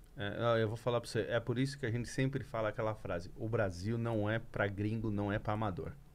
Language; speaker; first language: Portuguese; native; Portuguese